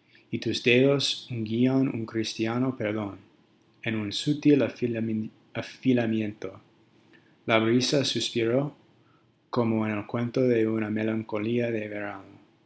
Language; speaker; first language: Spanish; non-native, fluent; English